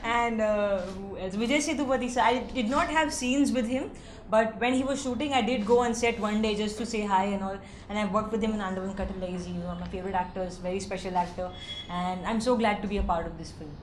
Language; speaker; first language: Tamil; non-native, learner; Hindi